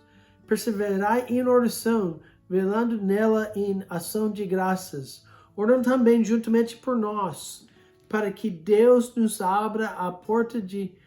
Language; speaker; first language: Portuguese; non-native, fluent; English